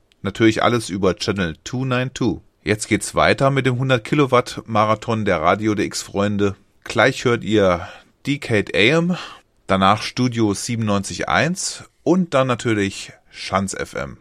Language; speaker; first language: German; native; German